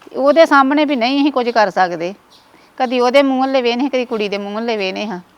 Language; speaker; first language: Punjabi; native; Punjabi